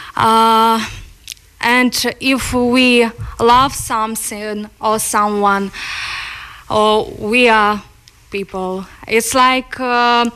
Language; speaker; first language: English; non-native, learner; Ukrainian